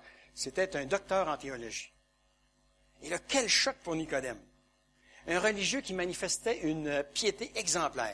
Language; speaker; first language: French; native; French